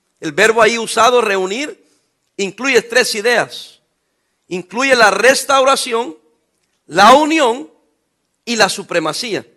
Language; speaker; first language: Spanish; native; Spanish